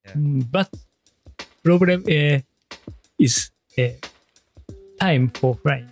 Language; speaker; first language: English; non-native, learner; Japanese